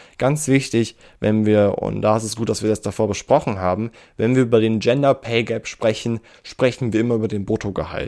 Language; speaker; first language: German; native; German